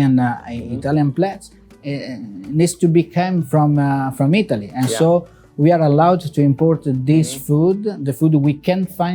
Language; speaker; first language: English; non-native, fluent; Italian